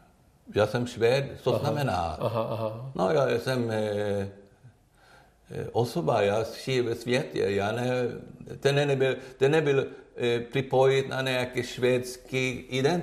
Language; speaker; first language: Czech; non-native, learner; Swedish